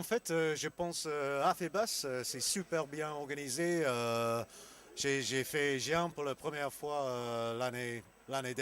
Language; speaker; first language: French; non-native, learner; English